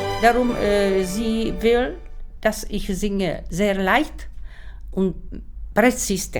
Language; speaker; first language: German; non-native, learner; Czech